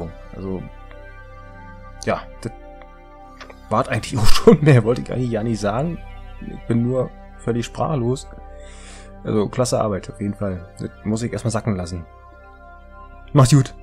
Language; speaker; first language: German; native; German